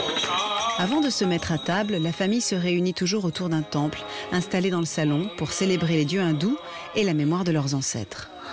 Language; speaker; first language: French; native; French